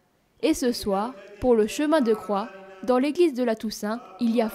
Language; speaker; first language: French; native; French